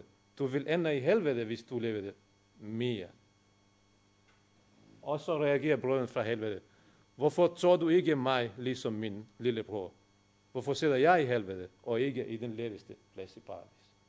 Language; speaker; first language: Danish; non-native, fluent; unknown